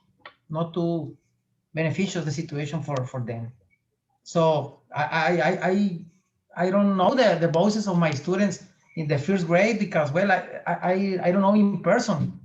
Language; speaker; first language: English; non-native, fluent; Spanish